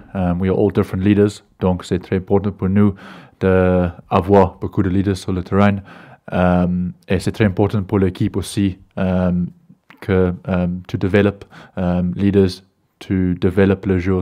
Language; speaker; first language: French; non-native, learner; English